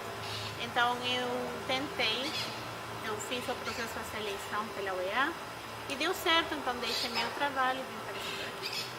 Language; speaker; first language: Portuguese; non-native, fluent; Spanish